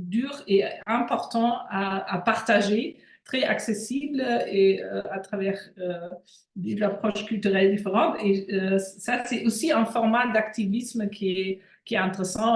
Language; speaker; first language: French; non-native, fluent; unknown